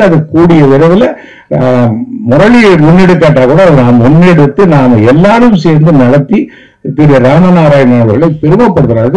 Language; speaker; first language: Tamil; native; Tamil